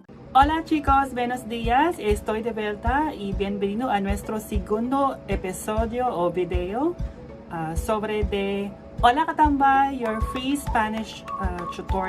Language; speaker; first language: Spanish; non-native, fluent; Filipino